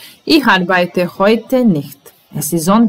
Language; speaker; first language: German; non-native, fluent; Serbian